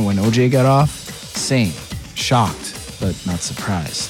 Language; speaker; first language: English; native; English